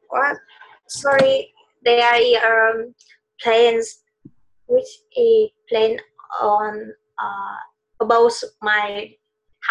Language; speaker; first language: English; non-native, learner; Vietnamese